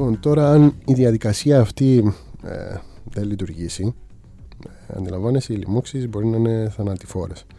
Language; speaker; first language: Greek; native; Greek